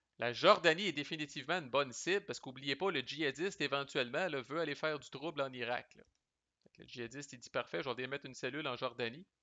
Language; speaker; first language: French; native; French